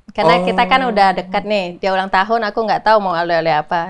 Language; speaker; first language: Indonesian; native; Indonesian